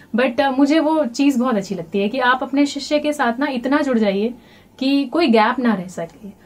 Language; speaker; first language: Hindi; native; Hindi